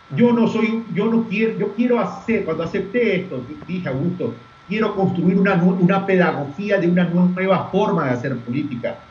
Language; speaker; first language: Spanish; native; Spanish